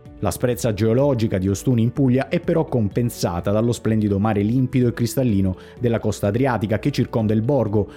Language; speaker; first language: Italian; native; Italian